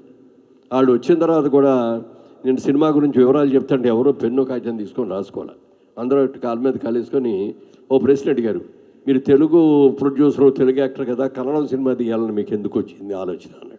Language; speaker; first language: Telugu; native; Telugu